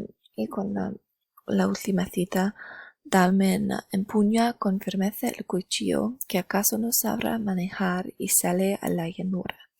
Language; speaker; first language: Spanish; non-native, learner; English